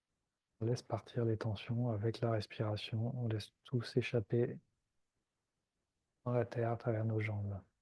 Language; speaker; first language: French; native; French